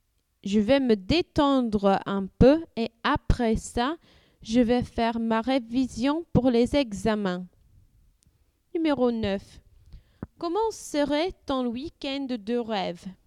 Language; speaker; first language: French; non-native, learner; English